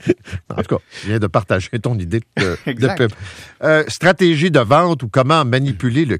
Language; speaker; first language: French; native; French